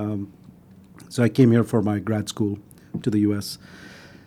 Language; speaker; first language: English; non-native, local second language; Hindi